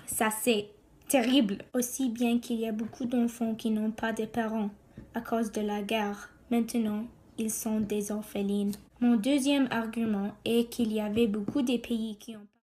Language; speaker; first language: French; non-native, learner; English